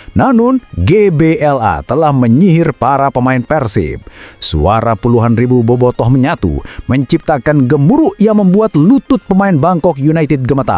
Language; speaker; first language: Indonesian; native; Indonesian